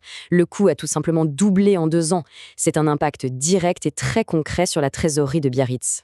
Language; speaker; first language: French; native; French